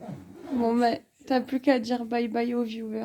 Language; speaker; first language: French; native; French